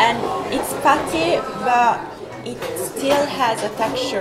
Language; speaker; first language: English; non-native, fluent; Italian